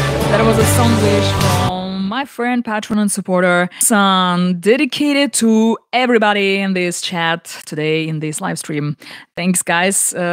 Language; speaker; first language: English; non-native, fluent; Ukrainian